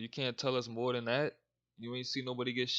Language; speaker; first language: English; native; English